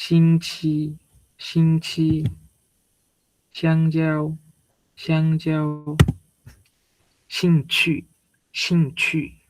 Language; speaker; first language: Chinese; non-native, fluent; Bangla